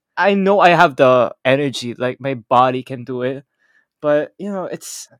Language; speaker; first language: English; non-native, local second language; Filipino